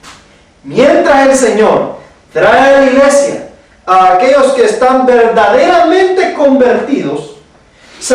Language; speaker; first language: Spanish; native; Spanish